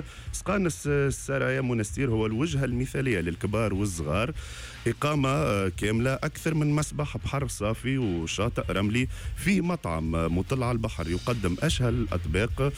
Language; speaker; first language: Arabic; native; Arabic